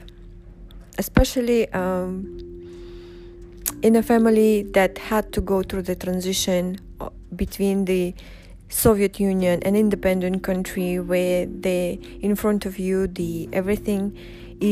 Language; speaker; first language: English; non-native, fluent; Russian